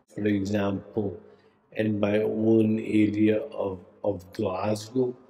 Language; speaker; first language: English; native; English